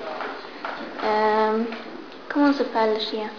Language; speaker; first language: French; non-native, learner; English